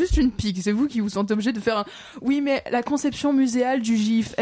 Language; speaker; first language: French; native; French